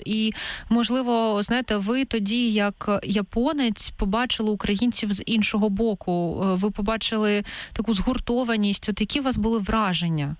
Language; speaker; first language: Ukrainian; native; Ukrainian